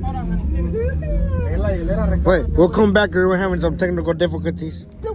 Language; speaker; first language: English; early bilingual, other home language; Spanish